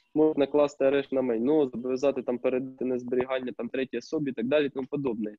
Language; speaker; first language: Ukrainian; non-native, local second language; Russian